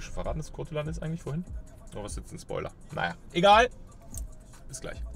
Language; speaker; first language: German; native; German